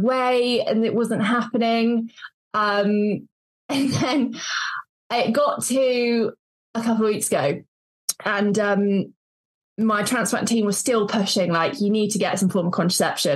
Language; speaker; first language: English; native; English